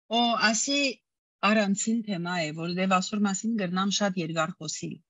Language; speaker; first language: Armenian; early bilingual, heritage; Armenian